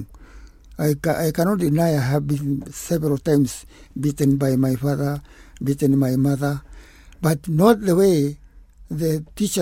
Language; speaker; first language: English; non-native, local second language; Kikuyu